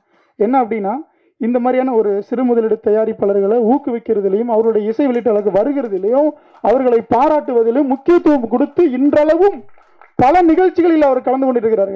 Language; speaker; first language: Tamil; native; Tamil